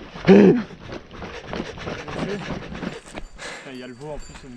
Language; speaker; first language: French; native; French